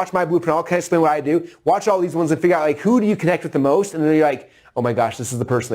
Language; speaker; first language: English; native; English